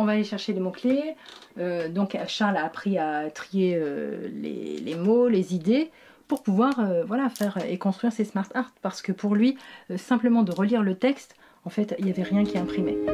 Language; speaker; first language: French; native; French